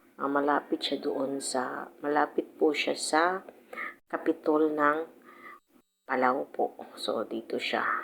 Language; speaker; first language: Filipino; non-native, local second language; Cebuano